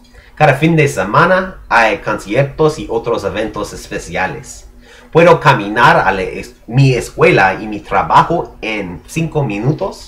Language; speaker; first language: Spanish; non-native, learner; English